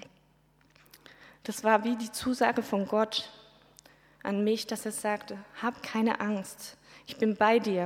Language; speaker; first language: German; native; German